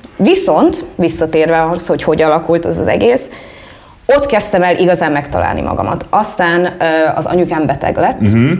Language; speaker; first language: Hungarian; early bilingual, heritage; Hungarian